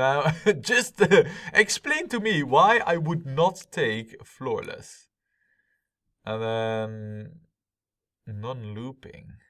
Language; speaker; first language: English; non-native, fluent; Dutch